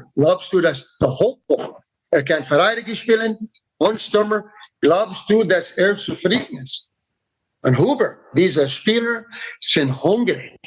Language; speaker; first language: German; non-native, learner; English